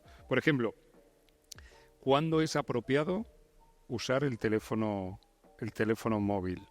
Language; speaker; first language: Spanish; native; Spanish